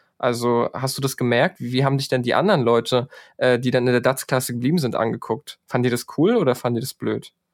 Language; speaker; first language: German; native; German